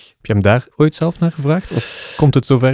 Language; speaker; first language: Dutch; native; Dutch